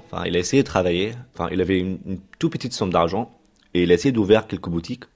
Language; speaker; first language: French; non-native, fluent; Arabic